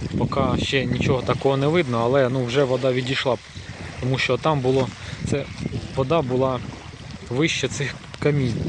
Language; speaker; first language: Ukrainian; native; Ukrainian